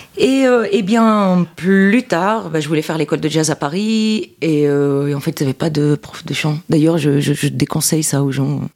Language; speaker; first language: French; non-native, local second language; Arabic